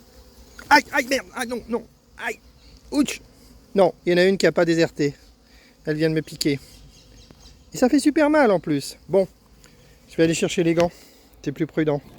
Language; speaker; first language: French; native; French